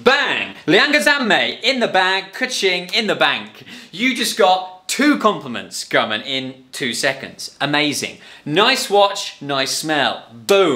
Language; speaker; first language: English; native; English